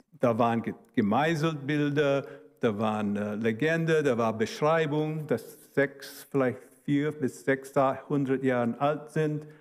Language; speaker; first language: German; early bilingual, heritage; German